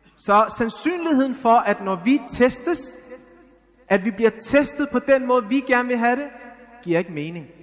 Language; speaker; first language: Danish; early bilingual, other home language; Arabic